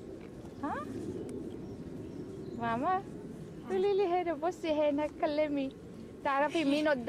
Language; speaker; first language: Arabic; native; Arabic